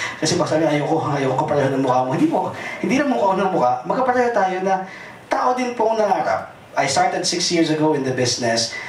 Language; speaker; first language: Filipino; non-native, local second language; Cebuano